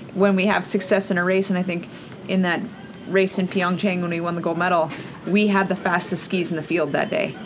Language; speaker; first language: English; native; English